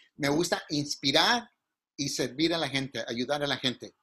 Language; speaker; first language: Spanish; native; Spanish